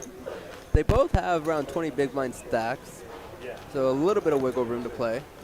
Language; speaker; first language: English; native; English